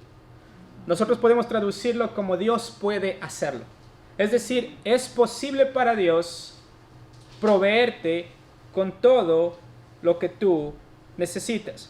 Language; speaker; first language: Spanish; native; Spanish